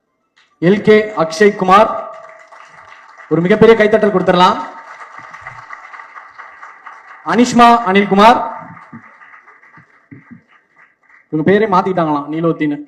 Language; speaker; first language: Tamil; native; Tamil